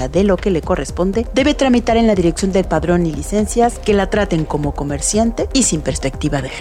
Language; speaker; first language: Spanish; native; Spanish